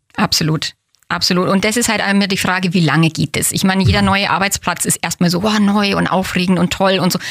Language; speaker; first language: German; native; German